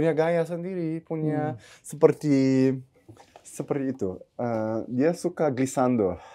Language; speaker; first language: Indonesian; early bilingual, heritage; German